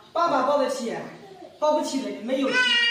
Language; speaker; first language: Chinese; native; Chinese